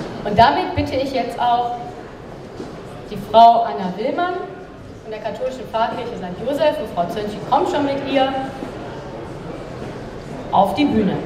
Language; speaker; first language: German; native; German